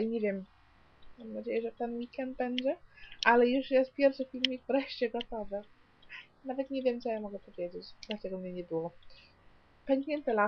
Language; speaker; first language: Polish; early bilingual, heritage; Polish